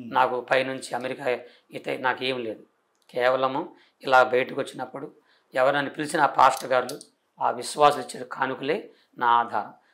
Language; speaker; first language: Telugu; non-native, local second language; Koya